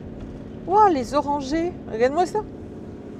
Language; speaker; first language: French; native; French